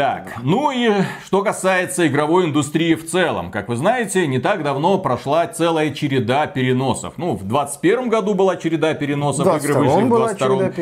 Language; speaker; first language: Russian; native; Russian